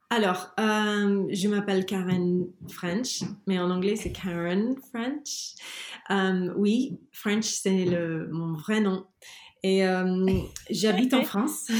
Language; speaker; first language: French; non-native, learner; English